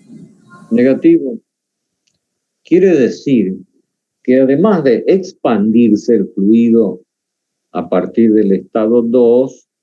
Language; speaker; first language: Spanish; native; Spanish